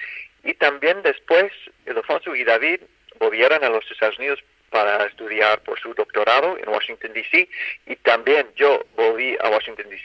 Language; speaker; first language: Spanish; non-native, fluent; English